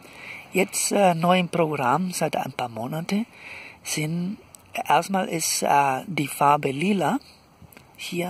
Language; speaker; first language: German; non-native, fluent; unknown